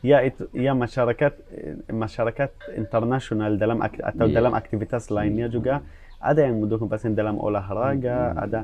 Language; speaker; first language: Indonesian; non-native, fluent; Arabic